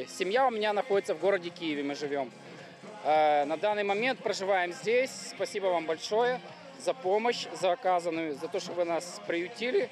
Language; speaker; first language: Russian; native; Russian